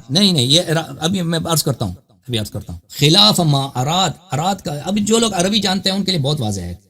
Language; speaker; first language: Urdu; non-native, fluent; Persian